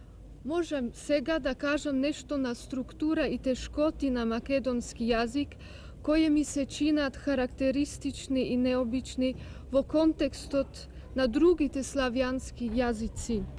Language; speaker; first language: Macedonian; non-native, learner; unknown